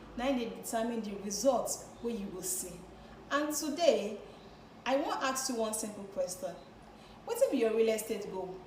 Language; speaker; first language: Nigerian Pidgin; non-native, local second language; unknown